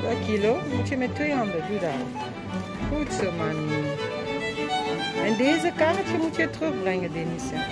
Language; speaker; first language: Dutch; non-native, fluent; Lingala